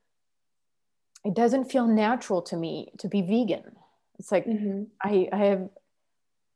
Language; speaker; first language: English; non-native, fluent; French